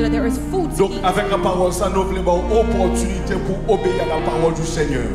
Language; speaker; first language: French; non-native, local second language; Haitian Creole